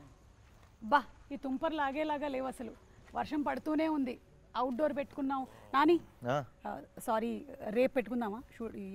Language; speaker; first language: Telugu; native; Telugu